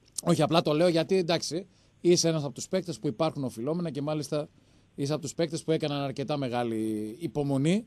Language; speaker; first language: Greek; native; Greek